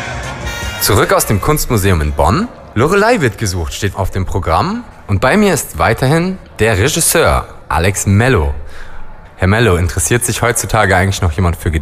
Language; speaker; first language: German; native; German